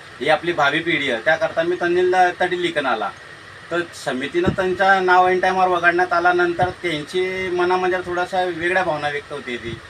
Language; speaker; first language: Marathi; non-native, local second language; Bhili